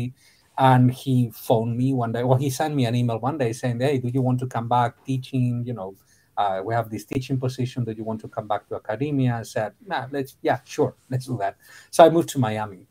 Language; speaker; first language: English; non-native, fluent; Spanish